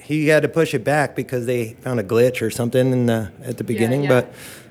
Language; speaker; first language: English; native; English